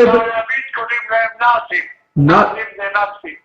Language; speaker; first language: Hebrew; early bilingual, other home language; Arabic